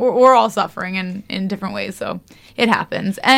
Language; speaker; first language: English; native; English